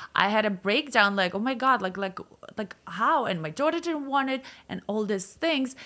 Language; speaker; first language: English; non-native, fluent; Russian